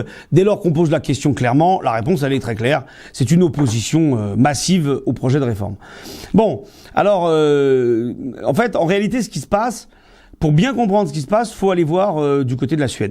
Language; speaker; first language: French; native; French